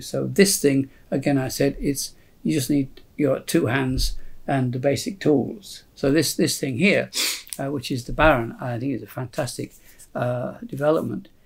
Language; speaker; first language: English; native; English